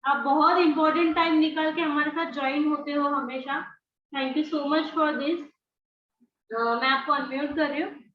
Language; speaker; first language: Hindi; non-native, local second language; Marathi